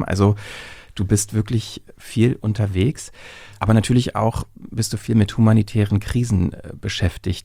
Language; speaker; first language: German; native; German